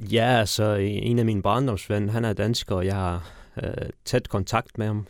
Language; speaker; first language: Danish; early bilingual, other home language; Persian